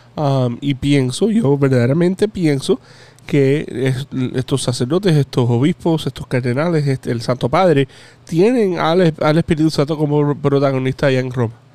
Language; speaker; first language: Spanish; native; Spanish